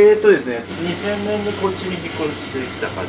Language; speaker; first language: Japanese; native; Japanese